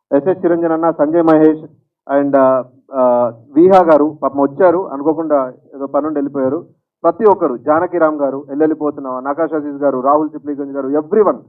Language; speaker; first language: Telugu; native; Telugu